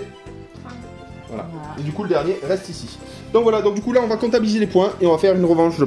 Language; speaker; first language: French; native; French